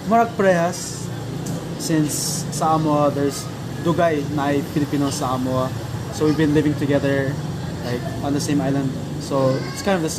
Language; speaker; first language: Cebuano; non-native, learner; English